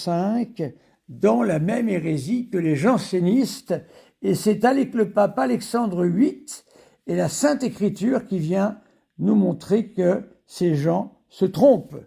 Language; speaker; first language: French; native; French